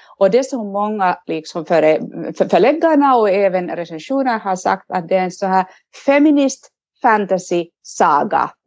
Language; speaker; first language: Swedish; non-native, local second language; Finnish